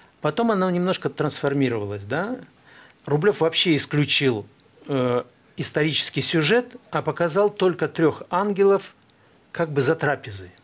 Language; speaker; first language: Russian; native; Russian